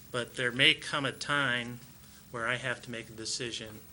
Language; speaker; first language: English; native; English